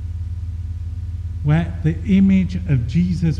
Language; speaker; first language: English; native; English